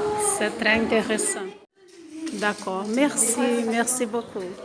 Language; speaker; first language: French; non-native, learner; Portuguese